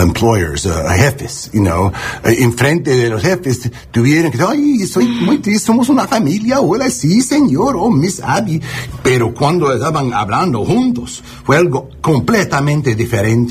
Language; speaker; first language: Spanish; early bilingual, heritage; Spanish